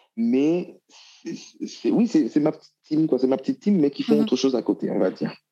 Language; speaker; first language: French; non-native, local second language; Haitian Creole